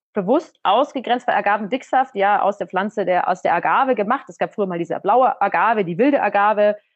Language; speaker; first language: German; native; German